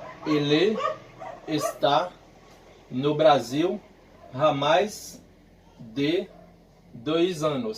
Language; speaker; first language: Portuguese; non-native, learner; Haitian Creole